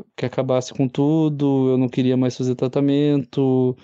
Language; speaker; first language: Portuguese; native; Portuguese